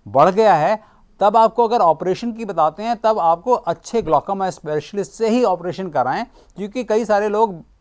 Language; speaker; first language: Hindi; native; Hindi